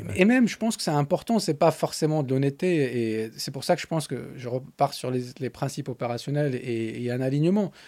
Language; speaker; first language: French; non-native, local second language; Tachelhit